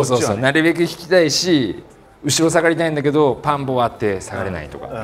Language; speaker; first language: Japanese; native; Japanese